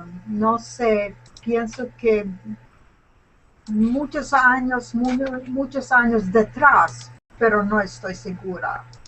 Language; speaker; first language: Spanish; non-native, learner; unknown